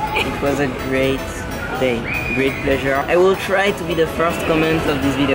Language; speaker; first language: English; non-native, fluent; French